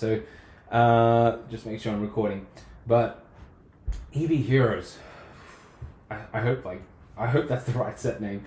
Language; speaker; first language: English; native; English